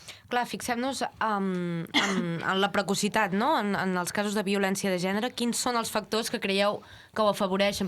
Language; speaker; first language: Catalan; native; Catalan